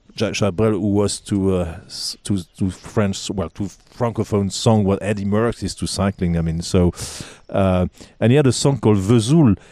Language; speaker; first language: English; non-native, fluent; French